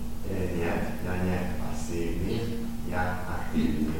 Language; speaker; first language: Russian; non-native, learner; Hungarian